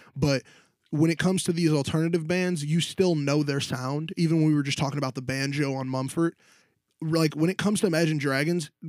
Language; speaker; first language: English; native; English